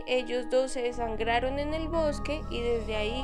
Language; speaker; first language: Spanish; native; Spanish